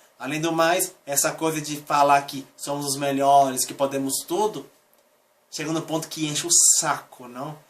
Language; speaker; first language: Portuguese; native; Portuguese